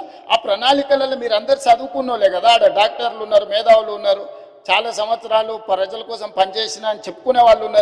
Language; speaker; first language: Telugu; native; Telugu